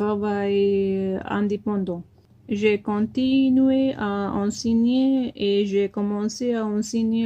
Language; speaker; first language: French; non-native, fluent; Punjabi